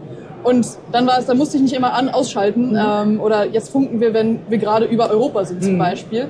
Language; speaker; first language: German; native; German